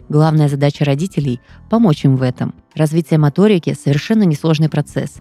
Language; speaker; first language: Russian; native; Russian